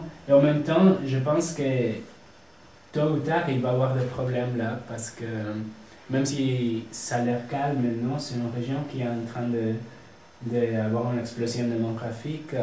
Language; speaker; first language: French; non-native, fluent; Spanish